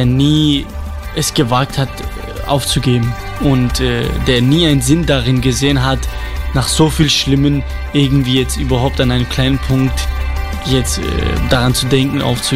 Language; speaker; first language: German; non-native, fluent; Kurdish